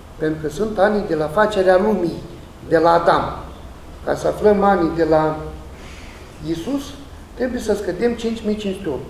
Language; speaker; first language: Romanian; native; Romanian